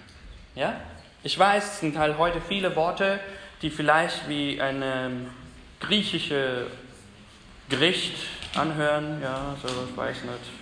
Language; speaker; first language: German; non-native, fluent; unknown